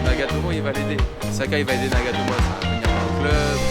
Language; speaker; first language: French; native; French